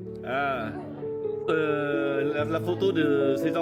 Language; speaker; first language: French; non-native, fluent; Vietnamese